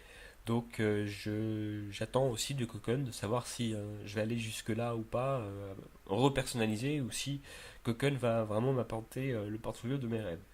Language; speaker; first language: French; native; French